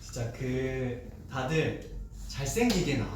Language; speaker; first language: Korean; native; Korean